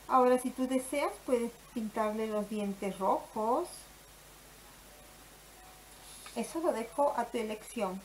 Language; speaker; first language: Spanish; native; Spanish